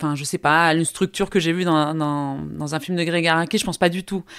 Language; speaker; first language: French; early bilingual, heritage; Spanish